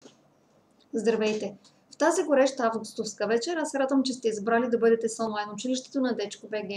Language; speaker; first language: Bulgarian; native; Bulgarian